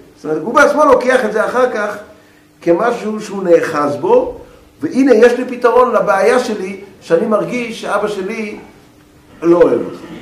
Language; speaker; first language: Hebrew; native; Hebrew